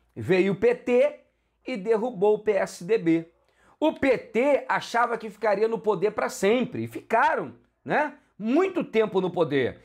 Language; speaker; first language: Portuguese; native; Portuguese